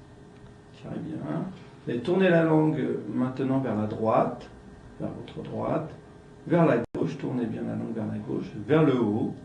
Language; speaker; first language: French; native; French